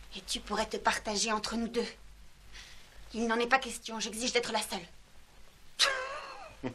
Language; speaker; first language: French; native; French